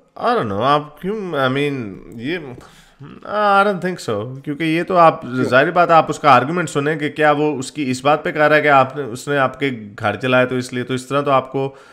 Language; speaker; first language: Urdu; native; Urdu